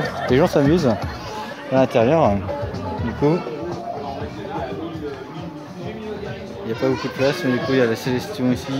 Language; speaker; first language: French; native; French